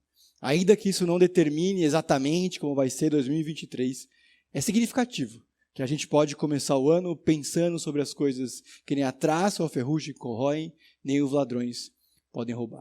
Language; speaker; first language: Portuguese; native; Portuguese